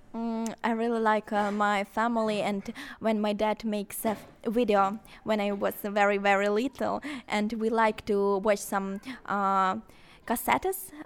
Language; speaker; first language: English; non-native, learner; Ukrainian